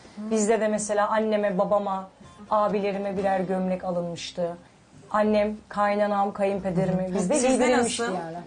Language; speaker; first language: Turkish; native; Turkish